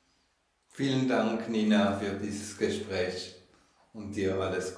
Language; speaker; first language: German; native; German